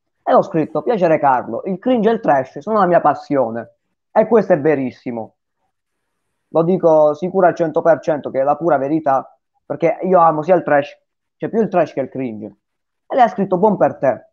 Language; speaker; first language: Italian; native; Italian